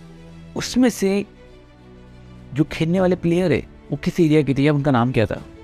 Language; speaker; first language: Hindi; native; Hindi